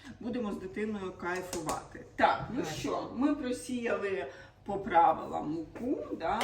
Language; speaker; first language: Ukrainian; non-native, local second language; Russian